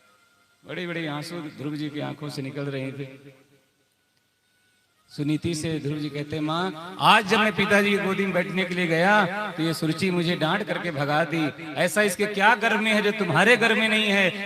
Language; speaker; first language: Hindi; native; Hindi